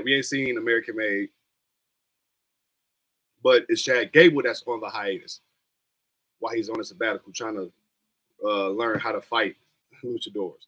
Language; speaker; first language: English; native; English